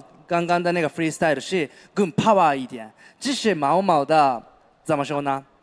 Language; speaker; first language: Chinese; non-native, learner; Japanese